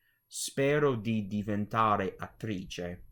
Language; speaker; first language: Italian; non-native, fluent; English